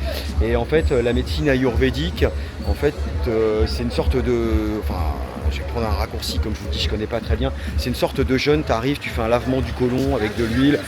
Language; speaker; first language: French; native; French